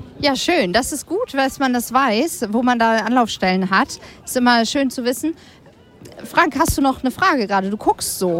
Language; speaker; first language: German; native; German